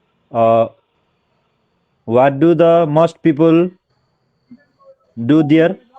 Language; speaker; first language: English; non-native, learner; Nepali